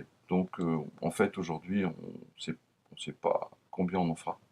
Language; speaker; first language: French; native; French